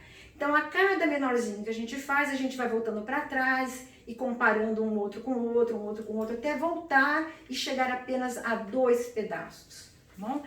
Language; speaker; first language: Portuguese; native; Portuguese